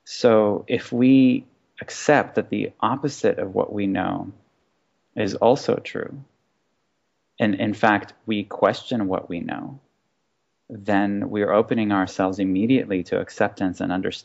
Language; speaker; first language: English; non-native, fluent; Hebrew